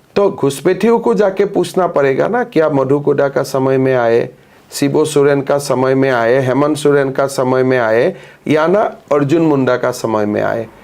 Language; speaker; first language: Hindi; non-native, local second language; Assamese